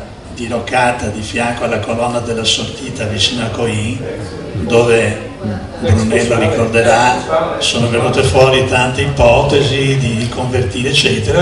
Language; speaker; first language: Italian; native; Italian